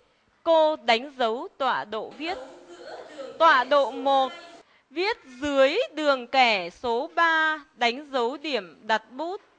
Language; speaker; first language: Vietnamese; native; Vietnamese